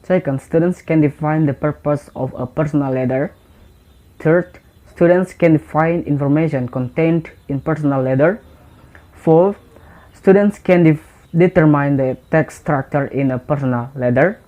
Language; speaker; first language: English; non-native, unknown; Indonesian